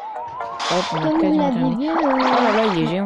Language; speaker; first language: French; native; French